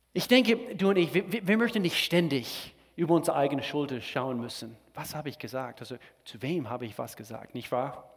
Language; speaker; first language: German; non-native, fluent; English